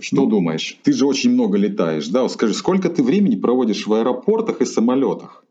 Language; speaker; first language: Russian; native; Russian